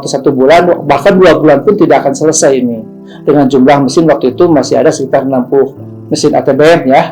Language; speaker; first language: Indonesian; non-native, local second language; Sundanese